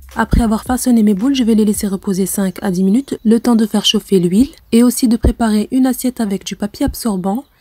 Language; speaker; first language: French; non-native, local second language; Arabic